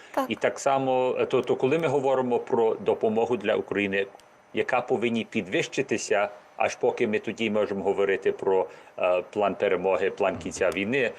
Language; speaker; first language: Ukrainian; early bilingual, heritage; Ukrainian